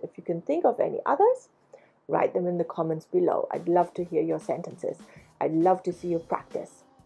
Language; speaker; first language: English; native; English